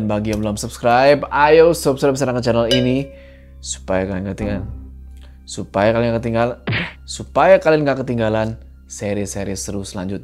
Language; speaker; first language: Indonesian; native; Indonesian